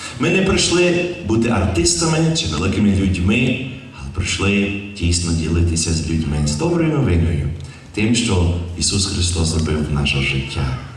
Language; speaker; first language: Ukrainian; early bilingual, heritage; Ukrainian